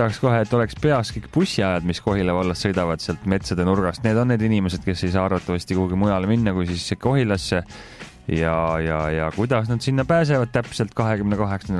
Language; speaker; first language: Estonian; native; Estonian